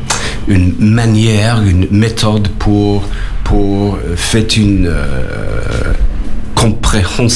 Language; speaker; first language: French; non-native, learner; English